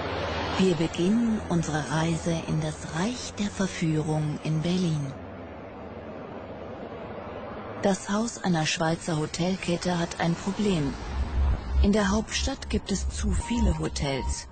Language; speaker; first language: German; native; German